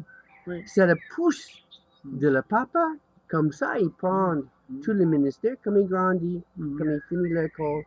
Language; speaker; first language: French; non-native, learner; English